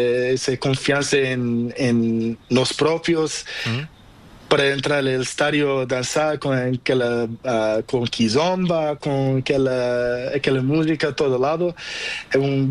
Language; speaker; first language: Spanish; non-native, learner; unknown